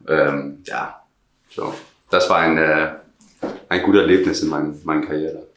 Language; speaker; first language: German; non-native, learner; Danish